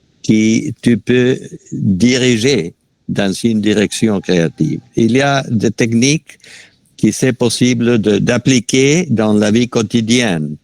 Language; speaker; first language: French; non-native, fluent; Spanish